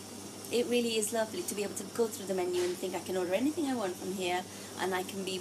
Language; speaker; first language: English; non-native, local second language; Gujarati